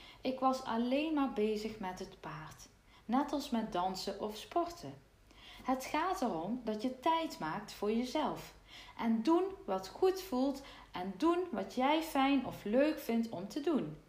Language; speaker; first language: Dutch; native; Dutch